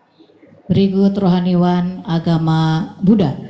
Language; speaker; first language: Indonesian; native; Indonesian